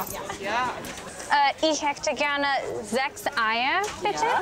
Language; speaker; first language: German; non-native, learner; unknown